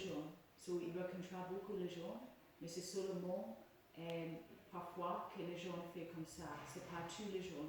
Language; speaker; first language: French; non-native, learner; English